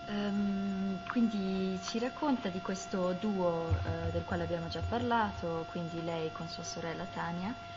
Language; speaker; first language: Italian; native; Italian